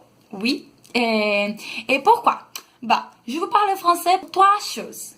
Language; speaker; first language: French; non-native, learner; Portuguese